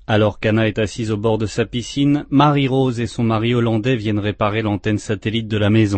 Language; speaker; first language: French; native; French